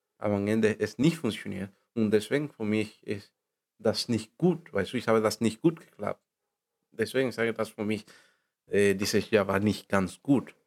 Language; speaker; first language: German; non-native, learner; Spanish